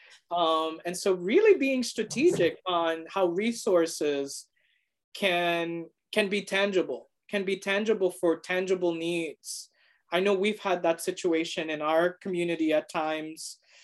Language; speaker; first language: English; early bilingual, other home language; Spanish